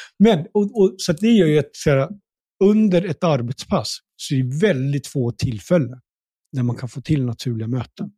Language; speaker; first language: Swedish; early bilingual, other home language; Punjabi